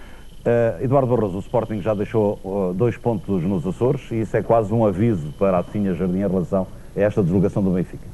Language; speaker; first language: Portuguese; native; Portuguese